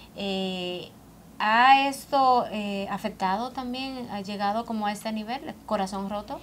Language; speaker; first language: Spanish; native; Spanish